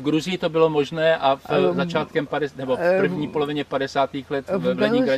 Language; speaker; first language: Czech; native; Czech